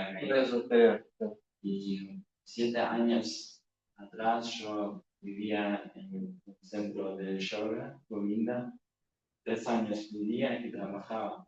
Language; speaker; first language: Spanish; non-native, learner; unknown